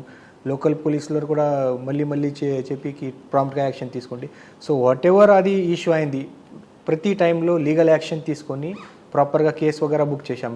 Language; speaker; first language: Telugu; non-native, learner; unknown